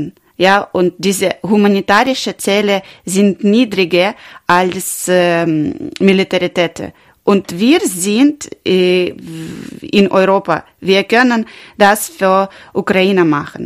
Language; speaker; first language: German; non-native, learner; Ukrainian